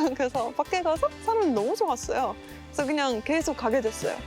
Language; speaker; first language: Korean; non-native, learner; Estonian